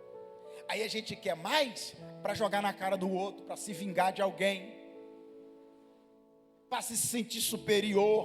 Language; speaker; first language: Portuguese; native; Portuguese